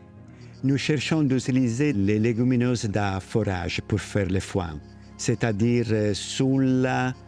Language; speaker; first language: French; non-native, learner; Italian